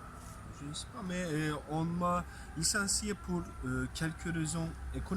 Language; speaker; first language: French; non-native, learner; Turkish